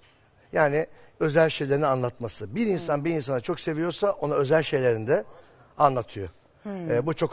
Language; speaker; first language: Turkish; native; Turkish